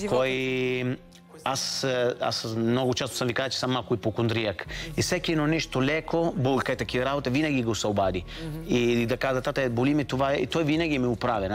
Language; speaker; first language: Bulgarian; non-native, fluent; Italian